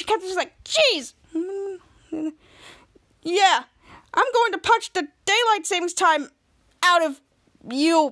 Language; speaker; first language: English; native; English